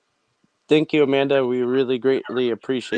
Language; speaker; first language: English; native; English